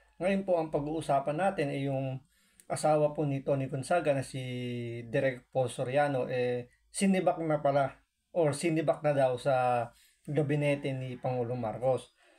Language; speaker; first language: Filipino; native; Filipino